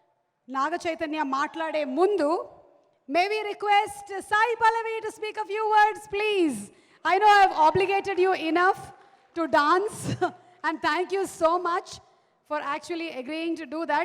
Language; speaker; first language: Telugu; native; Telugu